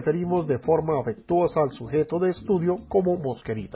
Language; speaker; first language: Spanish; native; Spanish